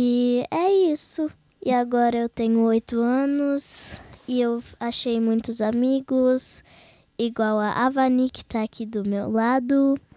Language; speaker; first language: Portuguese; early bilingual, heritage; Portuguese